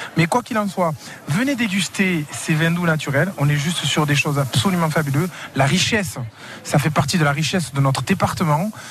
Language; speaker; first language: French; native; French